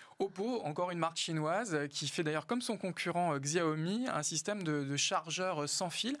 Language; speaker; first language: French; native; French